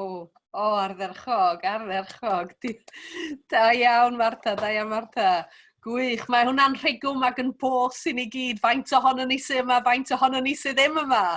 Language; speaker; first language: Welsh; native; Welsh